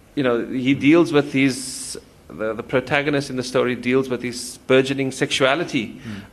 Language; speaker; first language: English; native; English